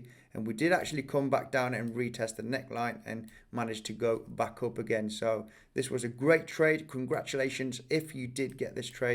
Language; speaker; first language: English; native; English